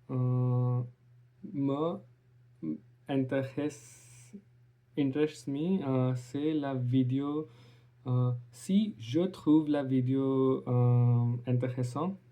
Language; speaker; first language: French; non-native, learner; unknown